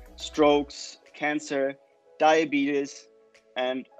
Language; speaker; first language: English; non-native, fluent; German